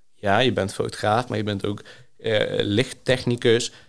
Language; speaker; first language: Dutch; early bilingual, other home language; Greek